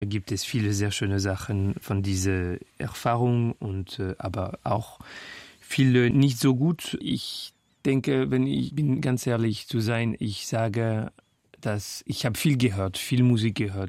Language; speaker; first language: German; non-native, fluent; French